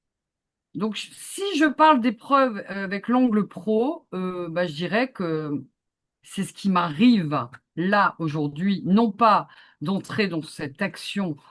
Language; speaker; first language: French; native; French